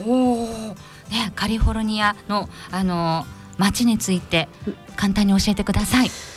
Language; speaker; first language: Japanese; native; Japanese